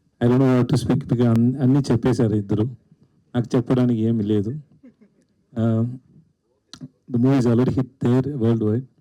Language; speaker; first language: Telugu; non-native, learner; Tamil